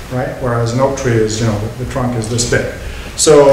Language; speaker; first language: English; non-native, fluent; Italian